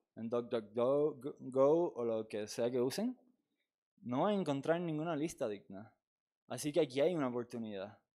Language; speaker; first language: Spanish; native; Spanish